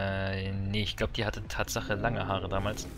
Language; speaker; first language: German; native; German